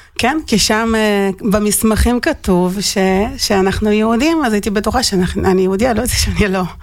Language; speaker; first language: Hebrew; early bilingual, other home language; Russian